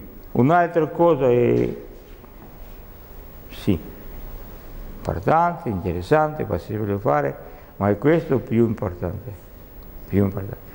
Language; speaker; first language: Italian; non-native, learner; Russian